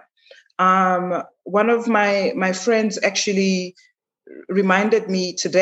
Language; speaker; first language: English; non-native, local second language; Zulu